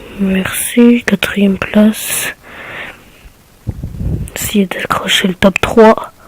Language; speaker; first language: French; native; French